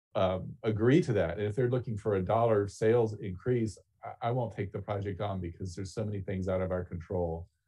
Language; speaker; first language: English; native; English